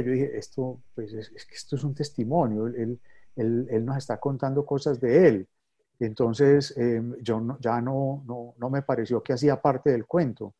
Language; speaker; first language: Spanish; native; Spanish